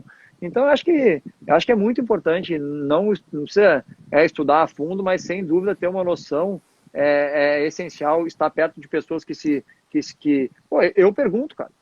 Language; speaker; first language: Portuguese; native; Portuguese